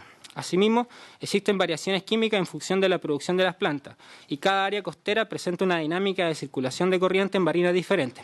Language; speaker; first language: Spanish; native; Spanish